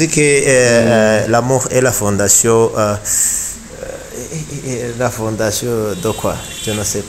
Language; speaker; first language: French; non-native, learner; Rundi